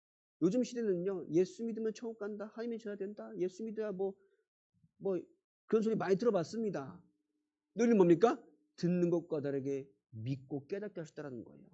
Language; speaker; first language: Korean; native; Korean